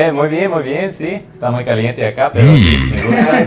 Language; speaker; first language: Spanish; non-native, fluent; English